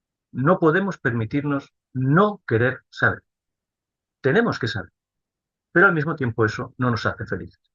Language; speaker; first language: Spanish; native; Spanish